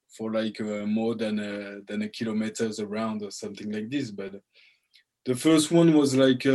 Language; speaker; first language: English; early bilingual, heritage; French